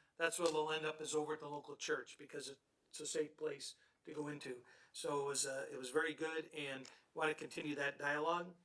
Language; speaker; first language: English; native; English